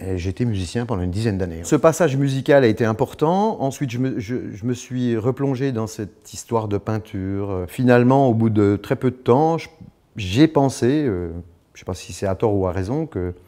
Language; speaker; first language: French; native; French